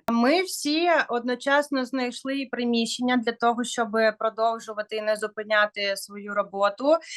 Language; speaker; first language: Ukrainian; non-native, local second language; Russian